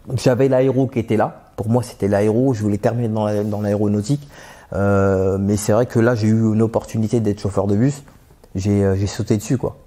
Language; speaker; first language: French; native; French